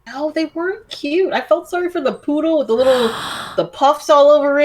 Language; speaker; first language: English; native; English